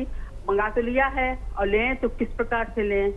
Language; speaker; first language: Hindi; native; Hindi